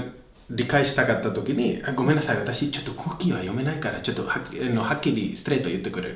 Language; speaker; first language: Japanese; non-native, fluent; Spanish